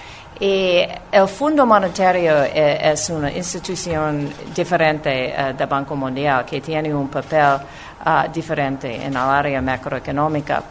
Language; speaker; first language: Spanish; non-native, fluent; English